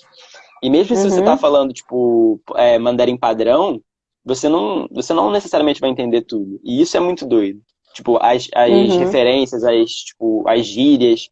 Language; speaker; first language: Portuguese; native; Portuguese